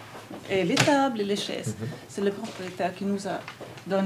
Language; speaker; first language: French; non-native, fluent; Swedish